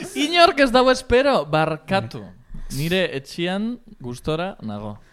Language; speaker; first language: Basque; non-native, local second language; Spanish